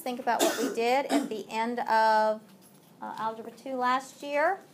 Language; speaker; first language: English; native; English